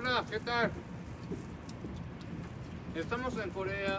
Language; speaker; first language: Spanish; non-native, learner; Korean